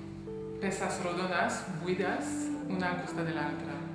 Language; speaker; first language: Catalan; non-native, learner; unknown